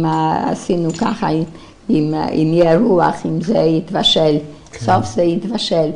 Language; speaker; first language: Hebrew; non-native, fluent; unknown